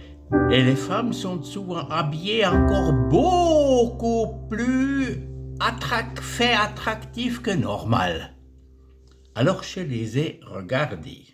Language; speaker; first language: French; non-native, fluent; German